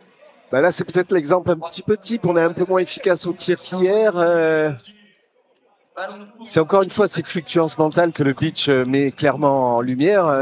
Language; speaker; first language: French; native; French